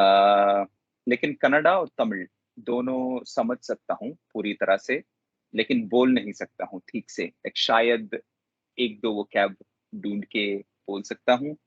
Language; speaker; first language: Hindi; non-native, local second language; Telugu